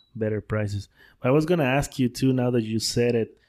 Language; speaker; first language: English; non-native, fluent; Spanish